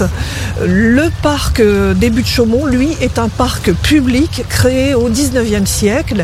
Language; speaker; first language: French; native; French